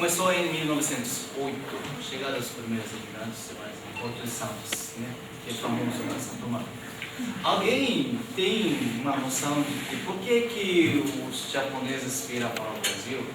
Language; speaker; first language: Portuguese; non-native, fluent; Japanese